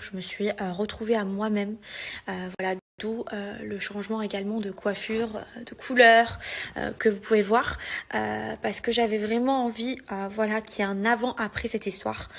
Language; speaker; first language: French; native; French